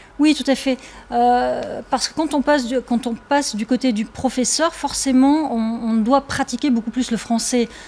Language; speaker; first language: French; native; French